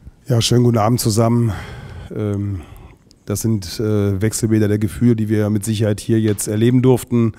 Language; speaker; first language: German; native; German